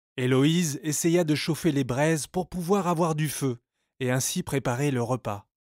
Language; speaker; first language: French; native; French